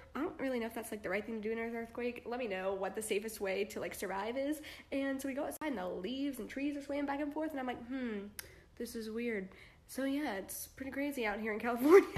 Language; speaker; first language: English; native; English